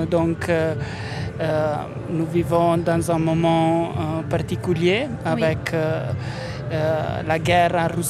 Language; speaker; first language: French; non-native, fluent; Italian